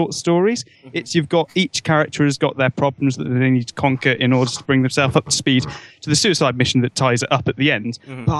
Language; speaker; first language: English; native; English